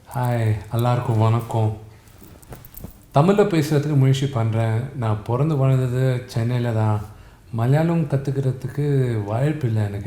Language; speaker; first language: Tamil; non-native, local second language; Telugu